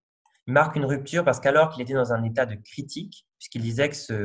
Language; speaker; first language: French; native; French